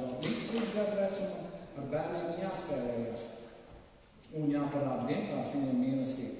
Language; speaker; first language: Latvian; native; Latvian